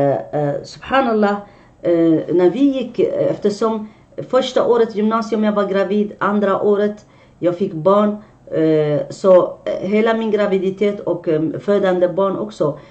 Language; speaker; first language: Swedish; non-native, fluent; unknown